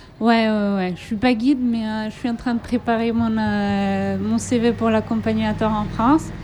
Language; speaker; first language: French; non-native, local second language; Italian